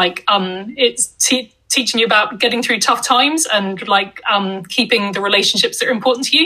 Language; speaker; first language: English; native; English